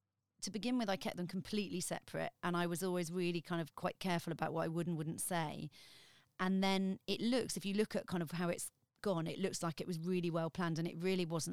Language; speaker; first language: English; native; English